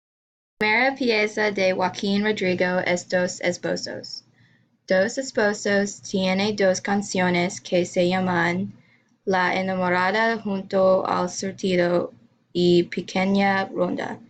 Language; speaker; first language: Spanish; non-native, learner; English